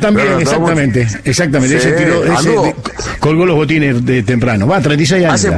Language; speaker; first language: Spanish; native; Spanish